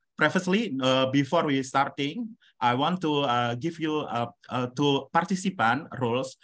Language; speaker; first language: English; non-native, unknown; Indonesian